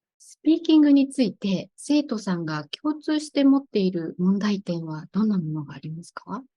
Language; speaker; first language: Japanese; native; Japanese